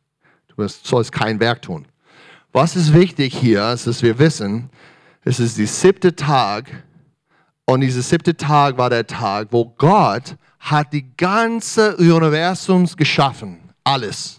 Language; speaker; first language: German; non-native, fluent; English